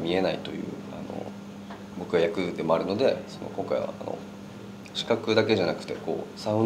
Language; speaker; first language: Japanese; native; Japanese